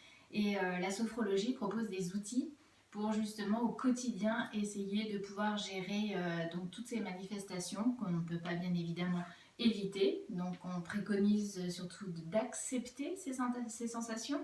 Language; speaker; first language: French; native; French